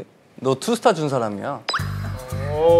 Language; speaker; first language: Korean; native; Korean